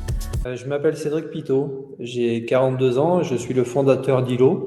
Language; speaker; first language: French; native; French